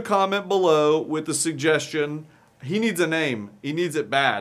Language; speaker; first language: English; native; English